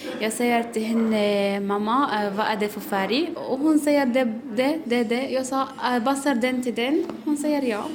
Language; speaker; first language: Swedish; non-native, learner; Arabic